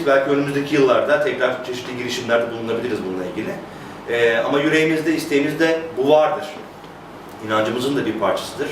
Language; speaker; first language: Turkish; native; Turkish